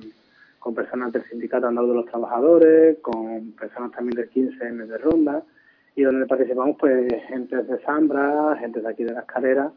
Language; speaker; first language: Spanish; native; Spanish